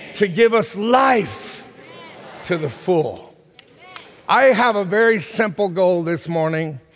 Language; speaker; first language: English; early bilingual, heritage; English